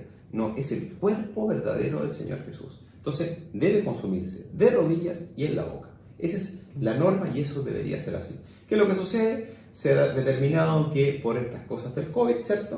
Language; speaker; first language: Spanish; native; Spanish